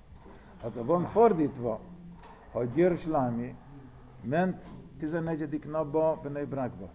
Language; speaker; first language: Hungarian; early bilingual, heritage; Hungarian